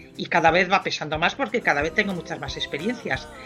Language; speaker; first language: Spanish; non-native, fluent; French